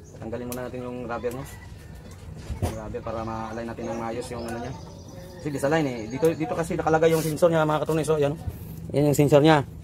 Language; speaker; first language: Filipino; non-native, local second language; Cebuano